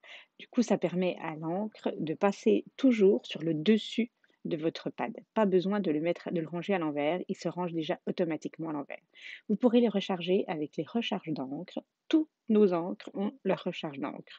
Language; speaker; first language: French; native; French